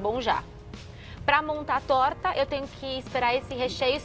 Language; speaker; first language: Portuguese; native; Portuguese